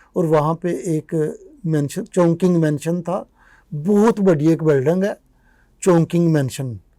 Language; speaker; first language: Urdu; non-native, local second language; Punjabi